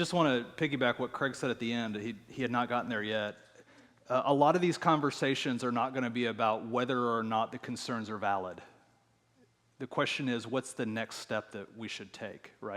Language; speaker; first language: English; native; English